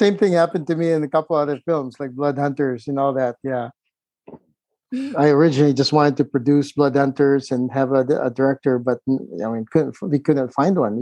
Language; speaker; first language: English; non-native, local second language; Filipino